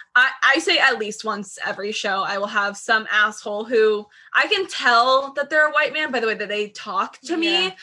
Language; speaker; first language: English; native; English